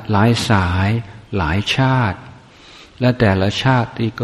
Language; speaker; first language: Thai; non-native, fluent; English